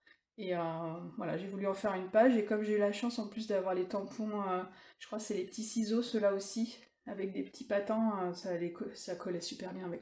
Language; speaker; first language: French; native; French